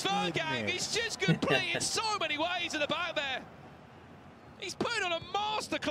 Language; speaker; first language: English; native; English